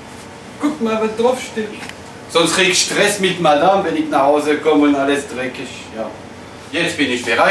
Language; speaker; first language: German; non-native, fluent; French